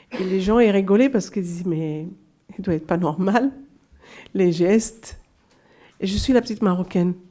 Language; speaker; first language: French; non-native, local second language; Arabic